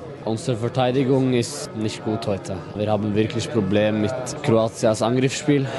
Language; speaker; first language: German; non-native, fluent; Norwegian